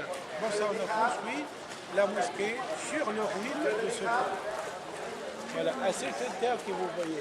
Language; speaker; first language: French; non-native, fluent; Arabic